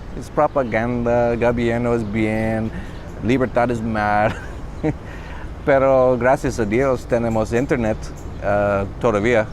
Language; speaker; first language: Spanish; non-native, learner; English